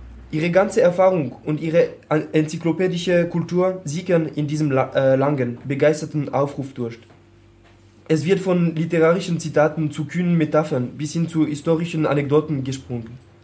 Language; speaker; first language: German; non-native, fluent; French